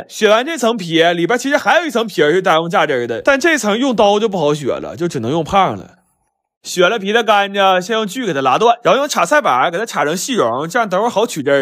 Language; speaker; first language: Chinese; native; Chinese